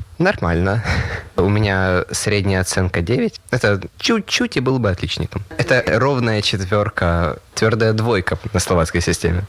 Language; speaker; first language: Russian; native; Russian